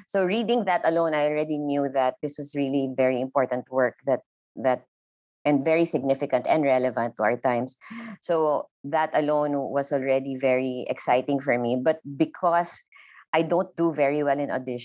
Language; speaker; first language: English; non-native, local second language; Filipino